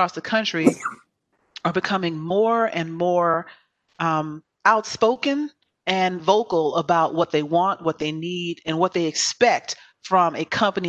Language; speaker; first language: English; native; English